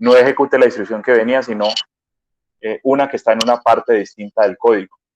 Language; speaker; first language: Spanish; native; Spanish